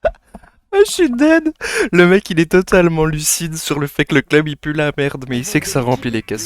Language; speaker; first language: French; native; French